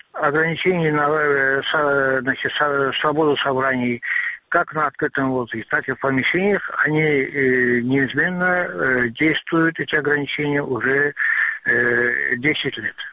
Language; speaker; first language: Russian; non-native, local second language; Azerbaijani